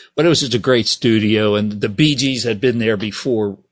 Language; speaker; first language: English; native; English